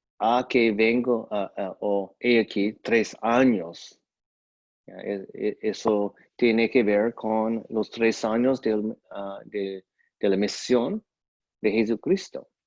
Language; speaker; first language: Spanish; non-native, fluent; English